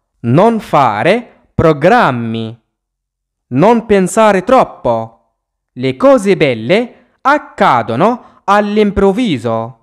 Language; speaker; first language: Italian; non-native, fluent; Arabic